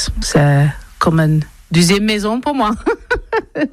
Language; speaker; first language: French; non-native, learner; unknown